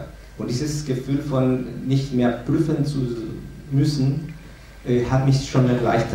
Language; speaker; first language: German; non-native, fluent; Spanish